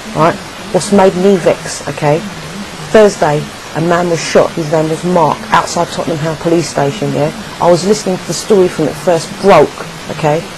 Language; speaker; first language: English; native; English